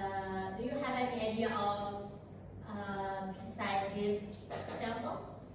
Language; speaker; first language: English; non-native, learner; Indonesian